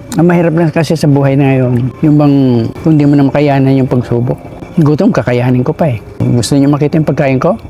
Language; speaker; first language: Filipino; native; Filipino